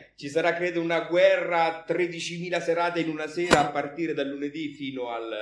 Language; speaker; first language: Italian; native; Italian